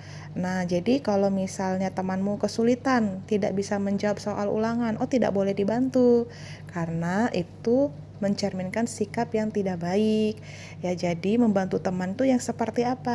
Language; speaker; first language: Indonesian; native; Indonesian